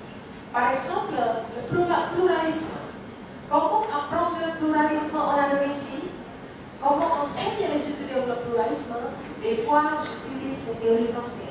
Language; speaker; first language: French; non-native, fluent; Indonesian